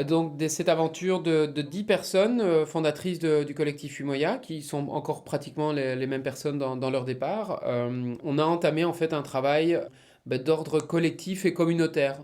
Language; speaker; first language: French; native; French